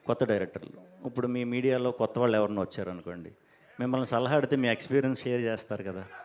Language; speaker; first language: Telugu; native; Telugu